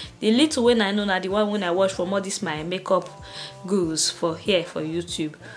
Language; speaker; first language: Nigerian Pidgin; non-native, local second language; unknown